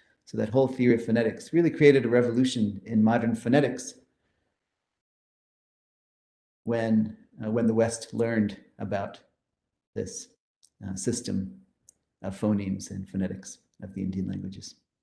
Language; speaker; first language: English; early bilingual, other home language; Hindi